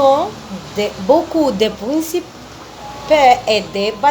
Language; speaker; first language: French; non-native, learner; Spanish